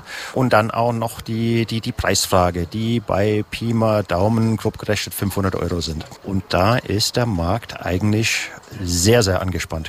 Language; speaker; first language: German; native; German